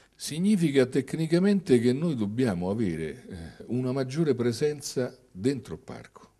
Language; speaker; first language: Italian; native; Italian